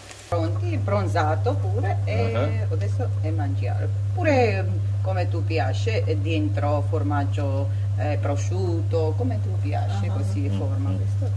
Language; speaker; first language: Italian; non-native, learner; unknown